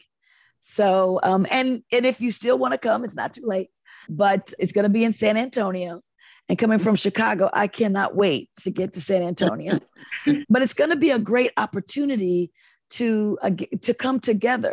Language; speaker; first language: English; native; English